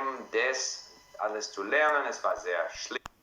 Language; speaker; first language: German; non-native, fluent; English